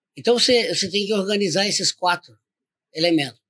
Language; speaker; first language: Portuguese; native; Portuguese